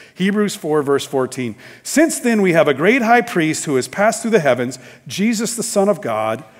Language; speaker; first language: English; native; English